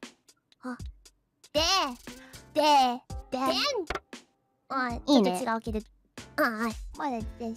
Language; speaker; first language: Japanese; non-native, fluent; English